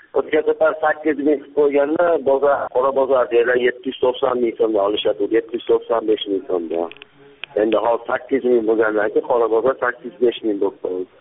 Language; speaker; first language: Uzbek; native; Uzbek